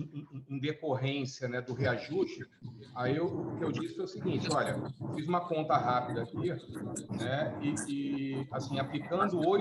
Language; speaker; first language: Portuguese; native; Portuguese